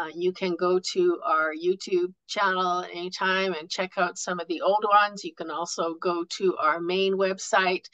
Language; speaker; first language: English; native; English